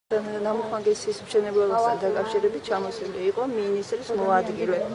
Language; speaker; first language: Georgian; native; Georgian